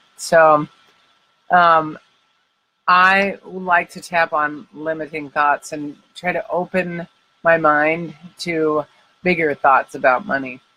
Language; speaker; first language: English; native; English